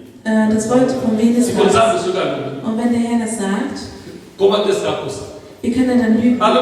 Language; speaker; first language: German; non-native, fluent; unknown